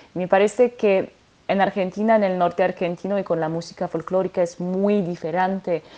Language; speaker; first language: Spanish; non-native, fluent; French